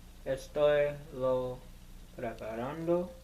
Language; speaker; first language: Spanish; non-native, learner; English